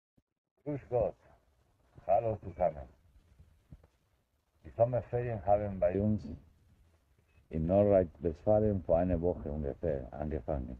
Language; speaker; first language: German; non-native, fluent; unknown